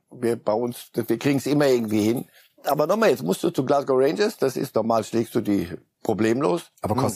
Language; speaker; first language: German; native; German